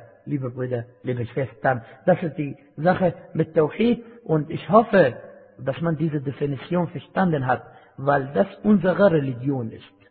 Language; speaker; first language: German; non-native, fluent; Arabic